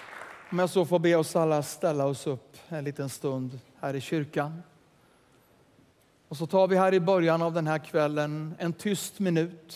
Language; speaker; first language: Swedish; native; Swedish